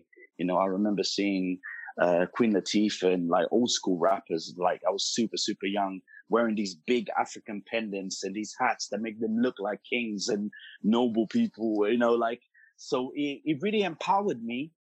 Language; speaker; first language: English; early bilingual, other home language; Portuguese